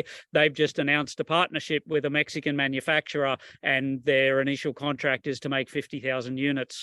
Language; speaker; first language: English; native; English